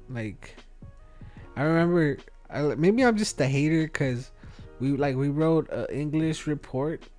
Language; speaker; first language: English; early bilingual, other home language; Spanish